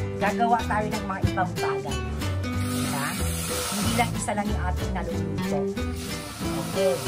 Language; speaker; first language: Filipino; native; Filipino